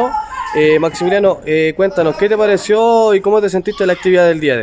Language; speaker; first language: Spanish; native; Spanish